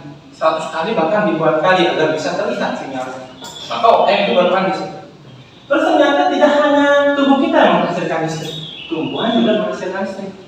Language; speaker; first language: Indonesian; native; Indonesian